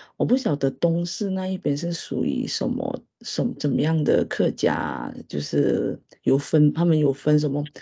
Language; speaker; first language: Chinese; non-native, local second language; Hakka Chinese